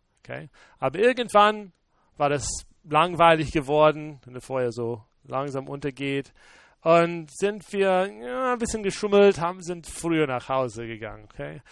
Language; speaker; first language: German; non-native, fluent; English